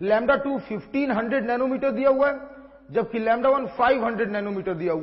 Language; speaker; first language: Hindi; native; Hindi